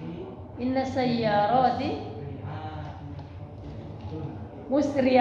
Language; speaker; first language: Arabic; non-native, fluent; Indonesian